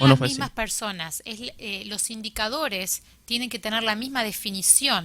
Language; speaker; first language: Spanish; native; Spanish